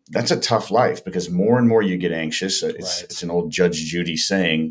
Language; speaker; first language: English; native; English